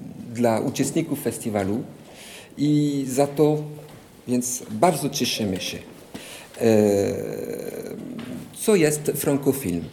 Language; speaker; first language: Polish; non-native, fluent; French